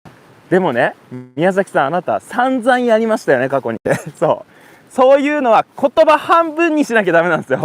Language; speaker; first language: Japanese; native; Japanese